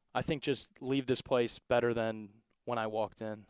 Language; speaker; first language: English; native; English